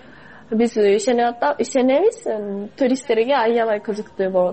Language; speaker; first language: Kyrgyz; non-native, fluent; Japanese